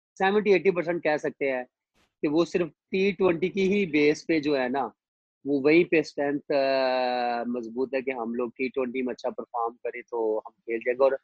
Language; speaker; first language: Urdu; non-native, local second language; Punjabi